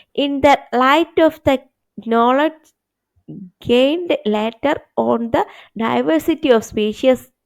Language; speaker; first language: English; non-native, local second language; Malayalam